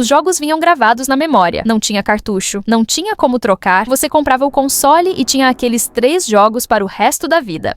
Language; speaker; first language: Portuguese; native; Portuguese